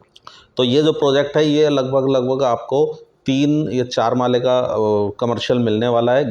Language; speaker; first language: Hindi; native; Hindi